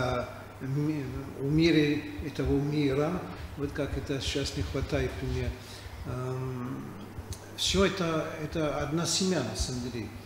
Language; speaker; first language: Russian; non-native, fluent; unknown